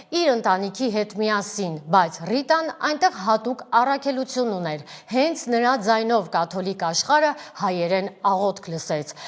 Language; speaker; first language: Armenian; native; Armenian